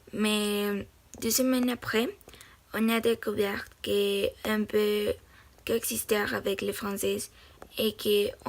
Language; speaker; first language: French; non-native, learner; Spanish